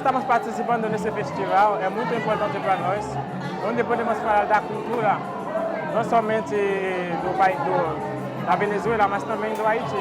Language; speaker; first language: Portuguese; non-native, fluent; Haitian Creole